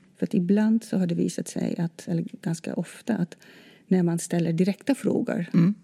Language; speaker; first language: Swedish; non-native, fluent; Dutch